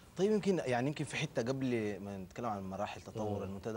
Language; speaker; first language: Arabic; native; Arabic